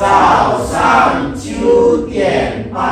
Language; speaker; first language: Chinese; non-native, learner; Indonesian